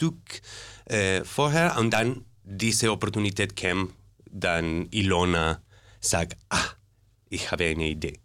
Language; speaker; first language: German; non-native, learner; Spanish